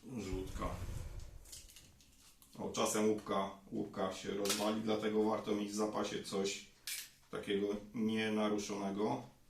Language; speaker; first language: Polish; native; Polish